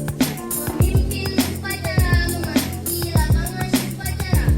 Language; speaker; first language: Indonesian; native; Indonesian